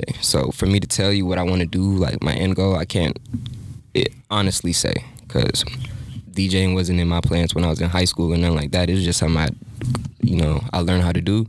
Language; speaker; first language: English; native; English